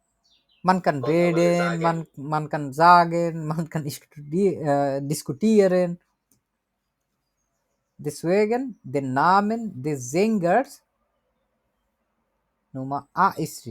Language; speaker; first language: German; non-native, learner; Bangla